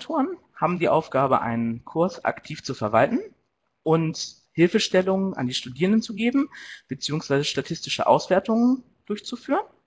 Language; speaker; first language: German; native; German